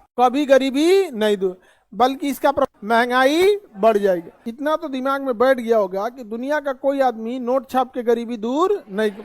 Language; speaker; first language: Hindi; native; Hindi